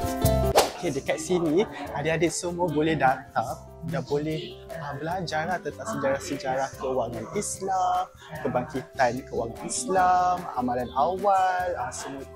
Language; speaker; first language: Malay; native; Malay